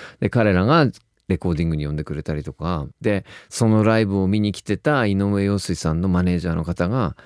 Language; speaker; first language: Japanese; native; Japanese